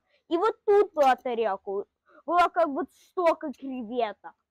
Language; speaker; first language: Russian; early bilingual, heritage; Russian